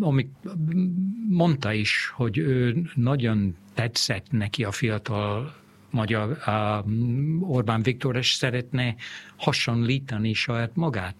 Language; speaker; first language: Hungarian; non-native, fluent; English